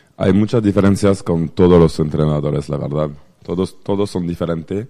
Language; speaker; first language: Spanish; non-native, fluent; French